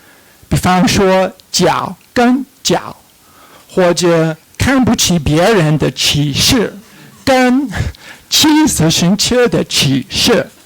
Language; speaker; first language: Chinese; non-native, fluent; English